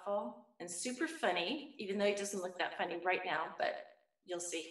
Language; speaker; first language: English; native; English